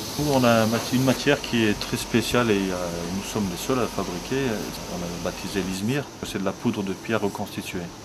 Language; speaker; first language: French; early bilingual, other home language; Turkish